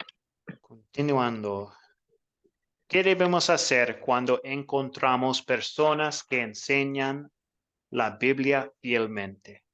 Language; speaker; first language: Spanish; non-native, fluent; English